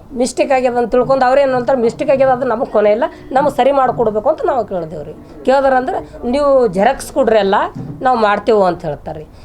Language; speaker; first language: Kannada; native; Kannada